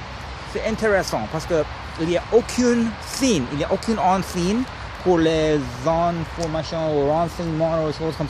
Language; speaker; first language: French; non-native, learner; English